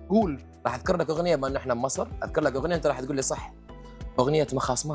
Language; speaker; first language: Arabic; native; Arabic